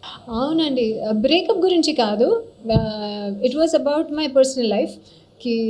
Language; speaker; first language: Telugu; non-native, learner; Hindi